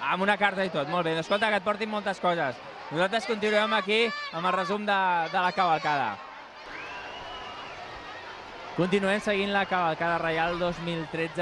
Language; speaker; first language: Catalan; native; Catalan